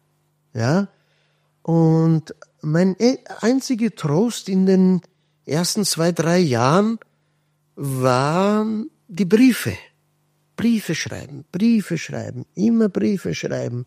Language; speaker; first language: German; non-native, fluent; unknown